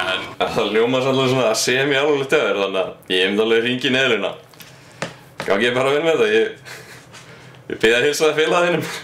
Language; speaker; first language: Icelandic; native; Icelandic